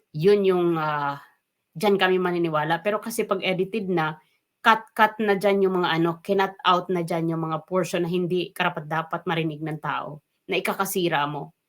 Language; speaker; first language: Filipino; non-native, local second language; Waray